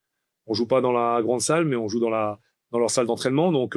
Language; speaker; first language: French; native; French